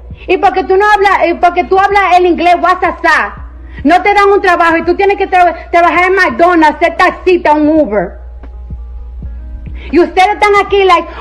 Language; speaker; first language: Spanish; early bilingual, heritage; Spanish